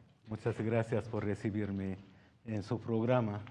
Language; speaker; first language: Spanish; non-native, fluent; Arabic